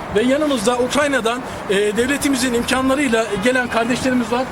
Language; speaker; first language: Turkish; native; Turkish